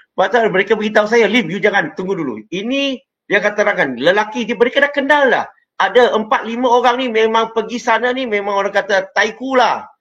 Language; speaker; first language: Malay; non-native, local second language; Chinese